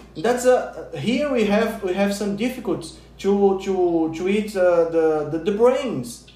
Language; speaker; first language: English; non-native, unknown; Portuguese